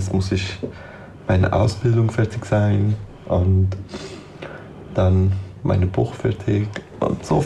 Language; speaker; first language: German; non-native, learner; Persian